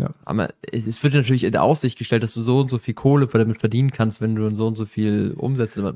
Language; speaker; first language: German; native; German